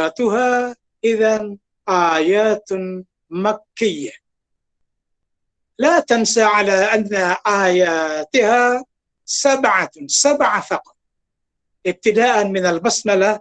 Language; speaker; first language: Arabic; non-native, fluent; Indonesian